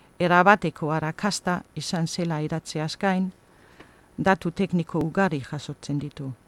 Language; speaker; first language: Basque; non-native, fluent; German